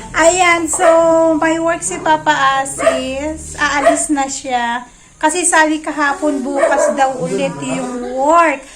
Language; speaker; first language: Filipino; native; Filipino